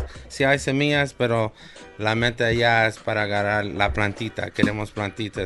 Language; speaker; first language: Spanish; early bilingual, heritage; Spanish